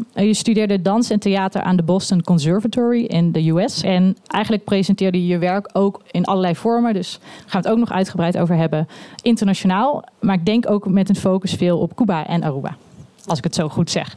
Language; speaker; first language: Dutch; native; Dutch